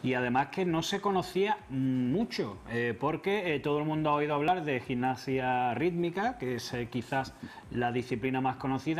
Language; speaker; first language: Spanish; native; Spanish